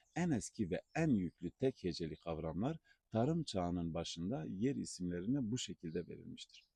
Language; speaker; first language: Turkish; non-native, local second language; Zaza